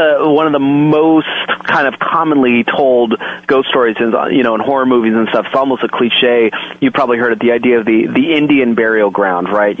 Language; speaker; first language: English; native; English